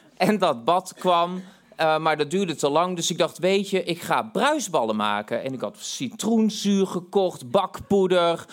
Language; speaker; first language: Dutch; native; Dutch